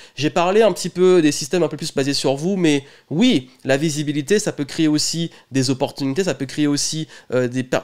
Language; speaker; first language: French; native; French